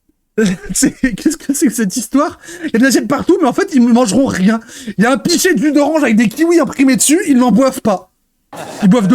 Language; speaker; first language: French; native; French